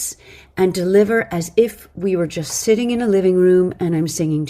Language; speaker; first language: English; native; English